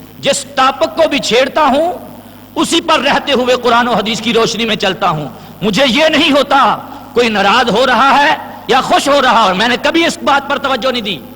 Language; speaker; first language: Urdu; non-native, local second language; Punjabi